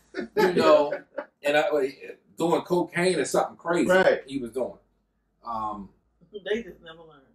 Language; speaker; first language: English; native; English